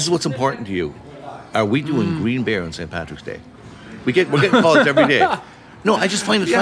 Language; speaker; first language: English; native; English